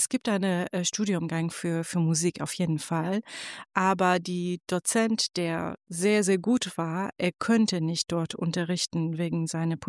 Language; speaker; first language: German; non-native, fluent; Persian